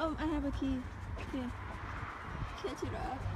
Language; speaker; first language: English; non-native, learner; Thai